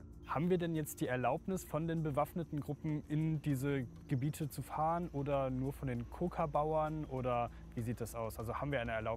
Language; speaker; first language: German; native; German